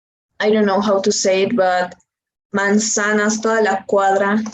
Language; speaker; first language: English; non-native, learner; Spanish